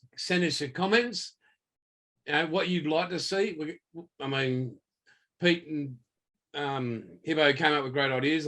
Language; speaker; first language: English; native; English